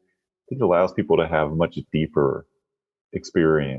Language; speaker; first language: English; native; English